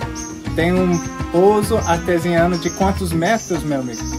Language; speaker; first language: Portuguese; non-native, learner; English